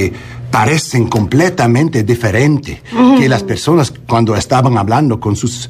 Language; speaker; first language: Spanish; early bilingual, heritage; Spanish